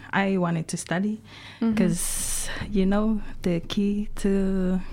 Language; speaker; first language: English; non-native, fluent; Tongan